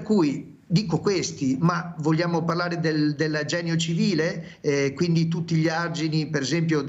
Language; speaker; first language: Italian; native; Italian